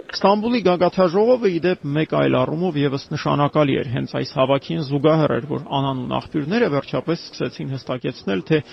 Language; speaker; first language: Armenian; native; Armenian